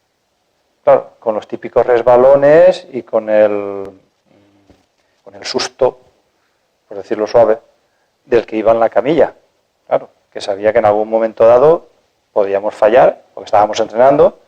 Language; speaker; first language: Spanish; native; Spanish